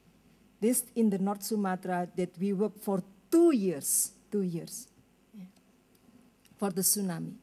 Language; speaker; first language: English; non-native, learner; Indonesian